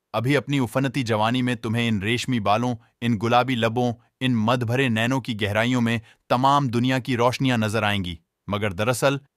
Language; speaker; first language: Hindi; native; Hindi